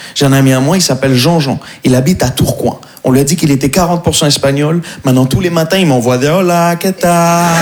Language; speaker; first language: French; non-native, local second language; Arabic